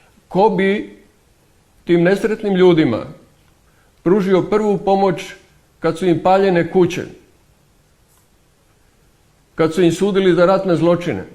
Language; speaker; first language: Croatian; native; Croatian